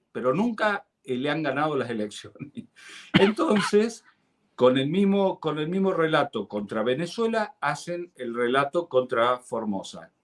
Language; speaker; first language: Spanish; native; Spanish